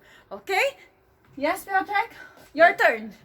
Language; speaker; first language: English; non-native, local second language; Filipino